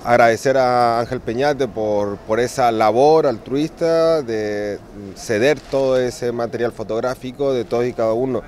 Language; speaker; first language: Spanish; native; Spanish